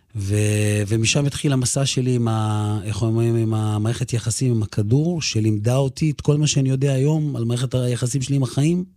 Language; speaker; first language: Hebrew; early bilingual, other home language; Russian